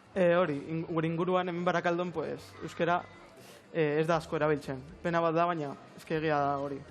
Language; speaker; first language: Basque; non-native, local second language; Spanish